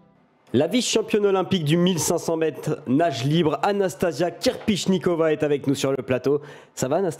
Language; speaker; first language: French; native; French